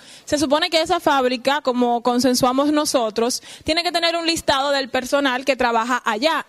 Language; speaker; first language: Spanish; native; Spanish